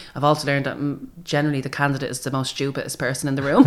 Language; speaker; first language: English; native; English